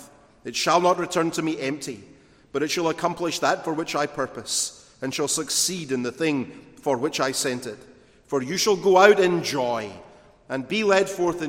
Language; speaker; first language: English; native; English